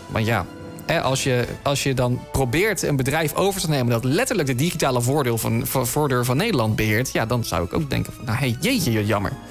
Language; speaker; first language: Dutch; native; Dutch